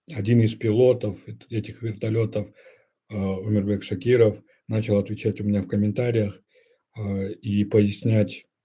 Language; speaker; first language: Russian; non-native, local second language; Kyrgyz